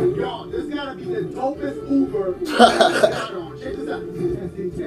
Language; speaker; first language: English; native; English